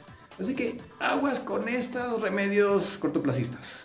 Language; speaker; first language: Spanish; native; Spanish